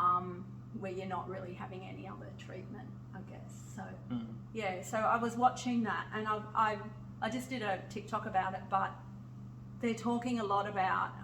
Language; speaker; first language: English; native; English